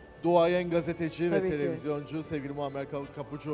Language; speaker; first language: Turkish; native; Turkish